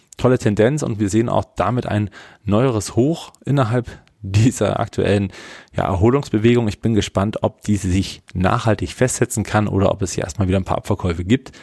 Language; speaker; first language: German; native; German